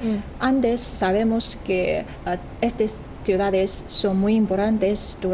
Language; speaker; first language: Spanish; non-native, fluent; Chinese